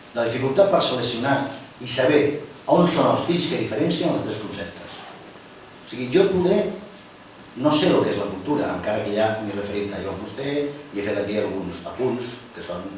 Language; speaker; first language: Catalan; non-native, local second language; Spanish